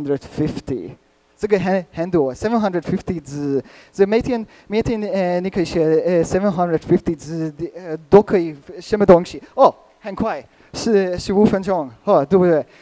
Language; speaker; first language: Chinese; non-native, learner; Hungarian